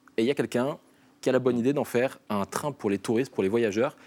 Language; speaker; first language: French; native; French